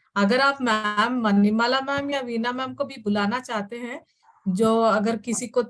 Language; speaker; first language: Hindi; non-native, local second language; Telugu